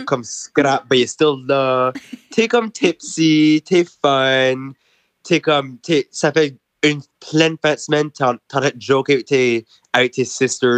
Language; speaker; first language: English; non-native, local second language; French